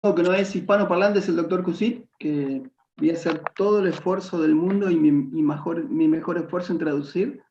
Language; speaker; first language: Spanish; native; Spanish